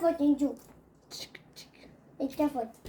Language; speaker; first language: French; native; French